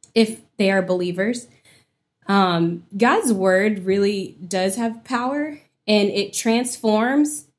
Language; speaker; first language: English; native; English